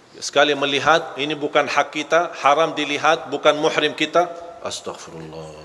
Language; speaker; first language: Malay; non-native, fluent; Arabic